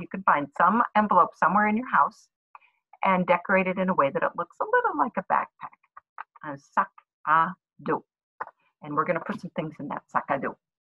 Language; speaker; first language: English; native; English